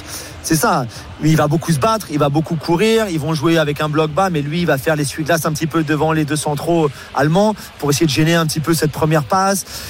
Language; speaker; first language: French; non-native, fluent; English